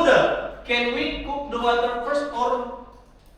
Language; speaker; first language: English; non-native, fluent; Indonesian